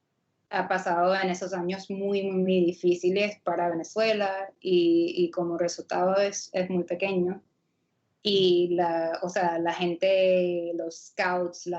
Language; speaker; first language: Spanish; non-native, fluent; English